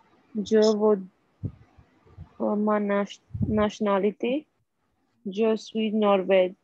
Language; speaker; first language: French; non-native, learner; Punjabi